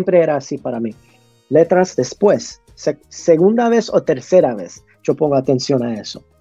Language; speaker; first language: Spanish; early bilingual, heritage; English